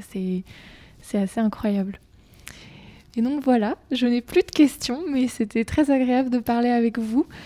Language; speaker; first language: French; native; French